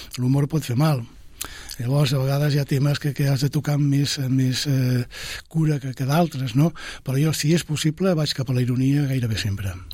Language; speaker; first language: Catalan; non-native, local second language; Spanish